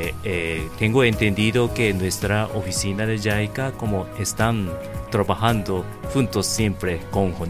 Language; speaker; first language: Spanish; non-native, learner; Japanese